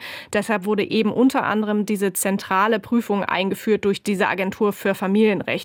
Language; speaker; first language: German; native; German